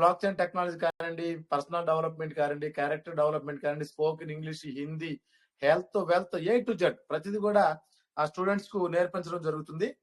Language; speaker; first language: Telugu; native; Telugu